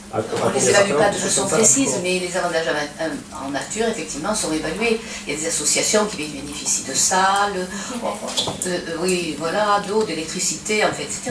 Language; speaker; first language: French; native; French